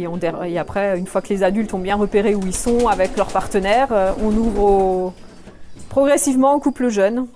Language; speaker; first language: French; native; French